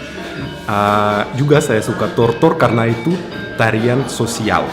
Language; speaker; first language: Indonesian; non-native, fluent; Russian